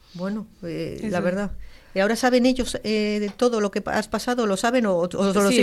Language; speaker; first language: Spanish; native; Spanish